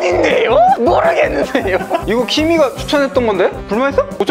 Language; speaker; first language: Korean; native; Korean